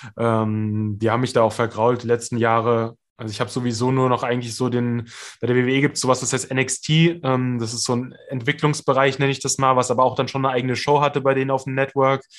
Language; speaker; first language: German; native; German